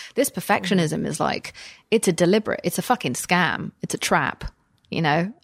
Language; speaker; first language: English; native; English